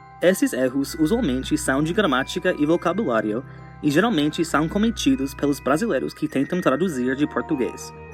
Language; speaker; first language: Portuguese; non-native, fluent; English